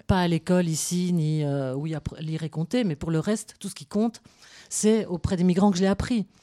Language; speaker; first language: French; native; French